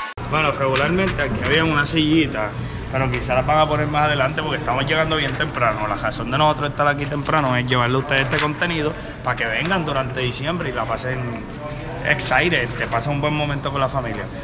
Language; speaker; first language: Spanish; native; Spanish